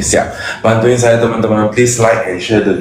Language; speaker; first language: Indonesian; non-native, fluent; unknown